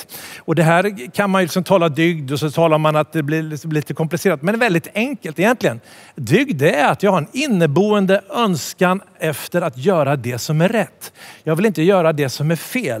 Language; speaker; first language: Swedish; native; Swedish